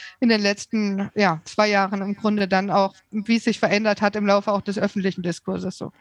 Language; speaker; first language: German; native; German